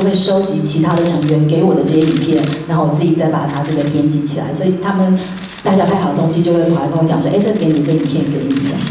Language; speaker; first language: Chinese; native; Chinese